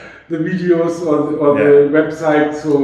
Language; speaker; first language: English; non-native, fluent; German